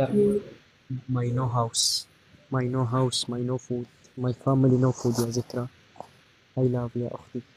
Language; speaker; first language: English; non-native, learner; Arabic